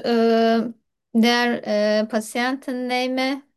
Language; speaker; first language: German; non-native, learner; Turkish